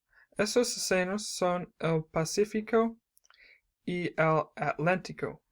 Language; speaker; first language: Spanish; non-native, learner; English